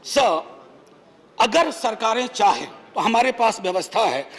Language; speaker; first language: Hindi; native; Hindi